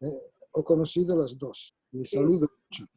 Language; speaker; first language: Spanish; non-native, fluent; Italian